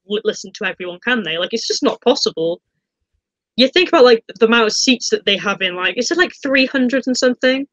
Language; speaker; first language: English; native; English